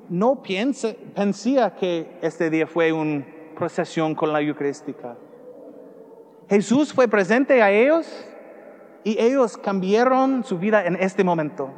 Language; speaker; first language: Spanish; non-native, learner; English